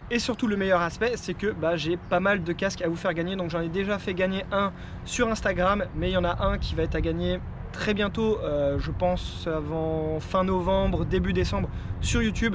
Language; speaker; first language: French; native; French